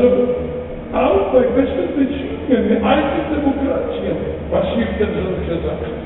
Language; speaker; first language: German; non-native, fluent; Polish